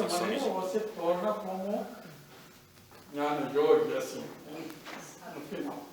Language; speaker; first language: Portuguese; non-native, learner; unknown